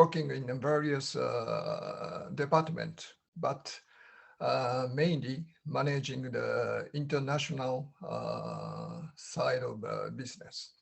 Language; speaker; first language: English; non-native, learner; Japanese